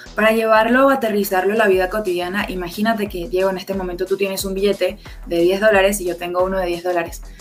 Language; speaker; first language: Spanish; native; Spanish